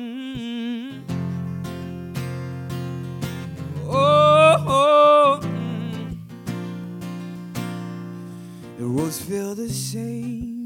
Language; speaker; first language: English; non-native, local second language; Ganda